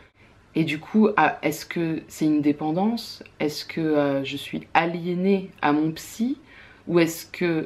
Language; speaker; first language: French; native; French